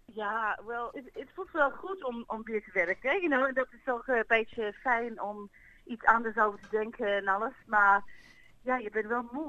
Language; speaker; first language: Dutch; early bilingual, heritage; English